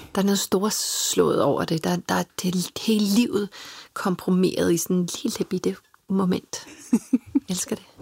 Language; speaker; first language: Danish; early bilingual, other home language; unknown